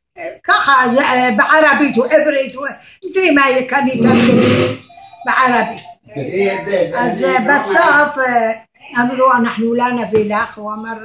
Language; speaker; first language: Hebrew; non-native, learner; Arabic